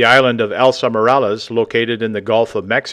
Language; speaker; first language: English; native; English